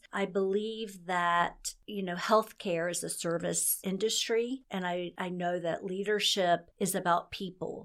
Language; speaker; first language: English; native; English